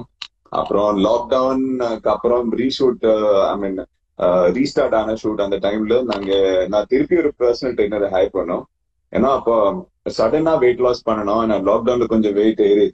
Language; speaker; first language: Tamil; non-native, fluent; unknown